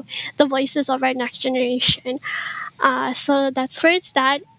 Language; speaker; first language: English; early bilingual, other home language; Iloko